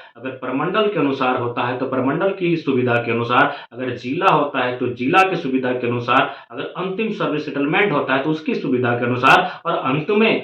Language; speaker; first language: Hindi; non-native, local second language; Magahi